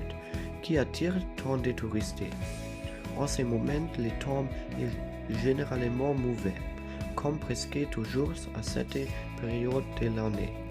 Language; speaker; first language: French; non-native, learner; German